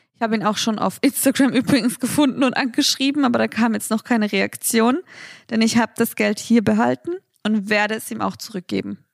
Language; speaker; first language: German; native; German